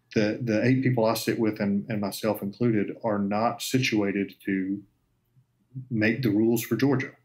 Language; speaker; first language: English; native; English